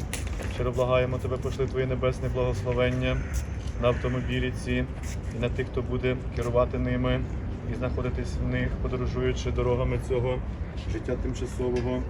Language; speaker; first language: Ukrainian; native; Ukrainian